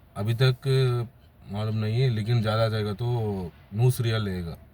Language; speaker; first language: Hindi; non-native, local second language; Tamil